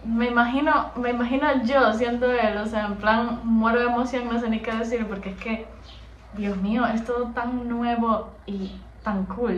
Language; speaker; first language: Spanish; native; Spanish